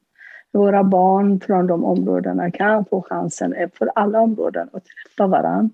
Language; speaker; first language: Swedish; non-native, fluent; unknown